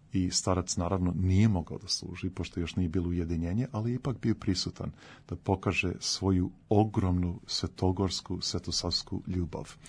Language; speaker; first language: Serbian; early bilingual, heritage; Serbian